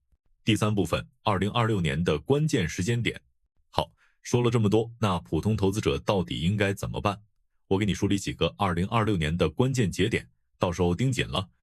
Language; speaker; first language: Chinese; native; Chinese